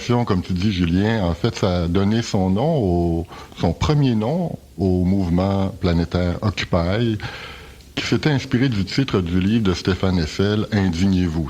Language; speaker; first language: French; native; French